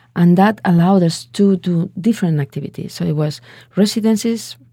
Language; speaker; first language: English; non-native, fluent; Spanish